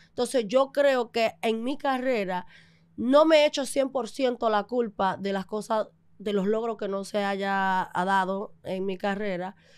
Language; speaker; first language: Spanish; early bilingual, other home language; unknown